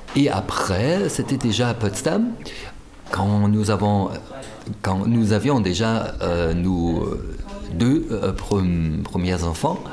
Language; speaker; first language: French; non-native, fluent; German